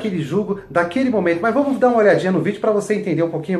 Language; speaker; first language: Portuguese; native; Portuguese